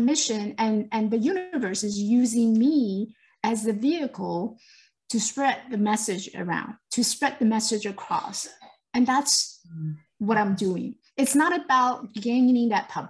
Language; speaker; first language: English; non-native, fluent; Chinese